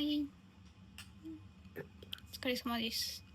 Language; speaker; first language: Japanese; native; Japanese